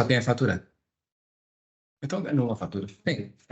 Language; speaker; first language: Portuguese; native; Portuguese